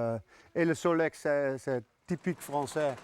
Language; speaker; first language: French; non-native, fluent; Dutch